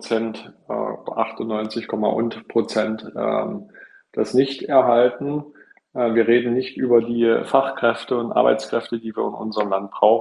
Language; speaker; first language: German; native; German